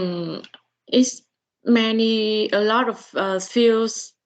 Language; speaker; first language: English; non-native, learner; Vietnamese